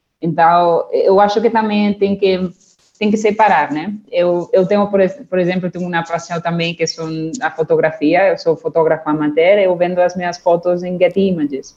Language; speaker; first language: Portuguese; non-native, fluent; Spanish